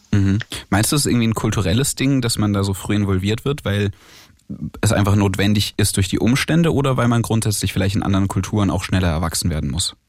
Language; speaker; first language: German; native; German